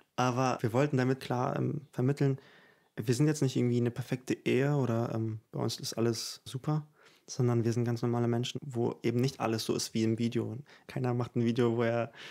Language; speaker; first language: German; early bilingual, other home language; Ukrainian